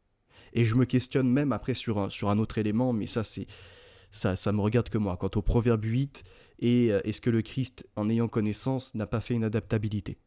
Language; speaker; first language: French; native; French